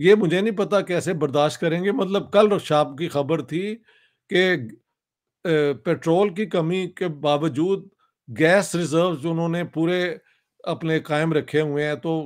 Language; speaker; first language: Urdu; non-native, local second language; Punjabi